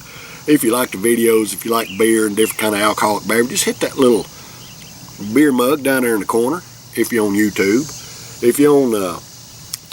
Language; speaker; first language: English; native; English